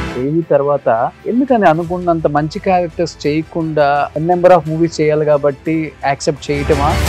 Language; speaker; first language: Telugu; native; Telugu